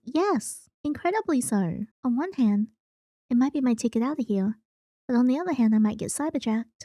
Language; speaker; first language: English; native; English